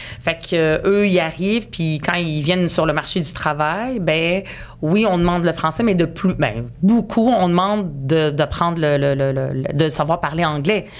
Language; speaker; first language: French; early bilingual, other home language; Arabic